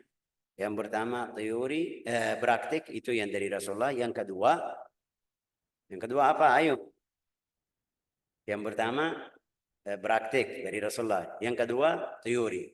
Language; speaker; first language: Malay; non-native, fluent; Arabic